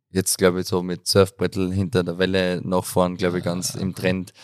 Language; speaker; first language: German; native; German